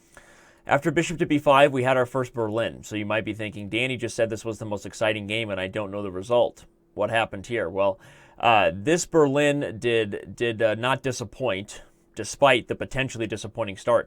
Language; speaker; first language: English; native; English